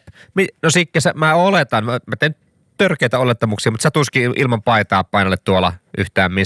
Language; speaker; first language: Finnish; native; Finnish